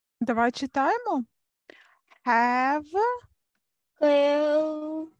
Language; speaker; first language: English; non-native, learner; Ukrainian